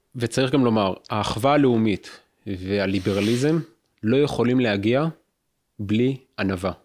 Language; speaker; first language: Hebrew; native; Hebrew